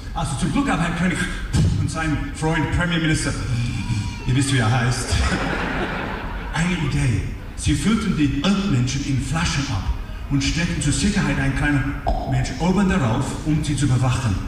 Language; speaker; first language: German; non-native, fluent; English